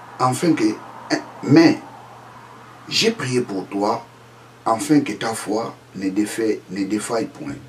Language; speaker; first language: French; non-native, local second language; Lingala